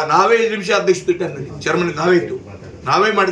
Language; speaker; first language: Kannada; non-native, local second language; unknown